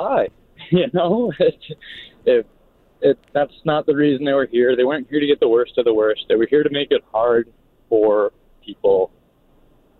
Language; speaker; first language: English; native; English